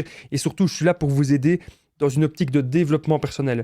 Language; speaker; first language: French; native; French